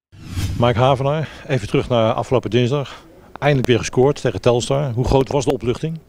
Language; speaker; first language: Dutch; native; Dutch